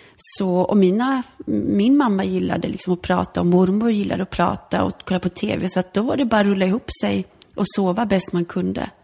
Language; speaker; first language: Swedish; early bilingual, other home language; Polish